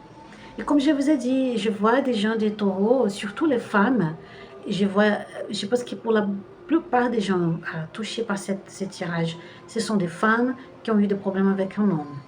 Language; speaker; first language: French; non-native, fluent; Portuguese